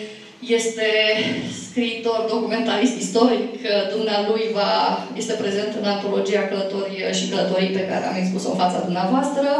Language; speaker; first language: Romanian; native; Romanian